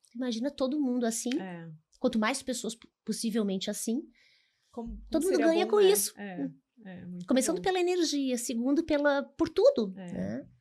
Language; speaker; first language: Portuguese; native; Portuguese